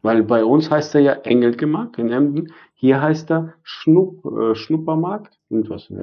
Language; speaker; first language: German; non-native, fluent; Arabic